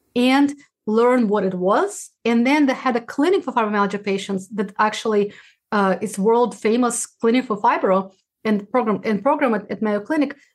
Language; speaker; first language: English; non-native, fluent; Uzbek